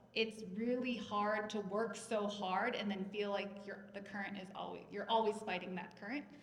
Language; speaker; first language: English; native; English